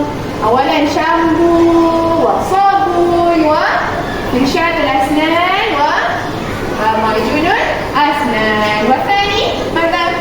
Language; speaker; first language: Arabic; non-native, learner; Malay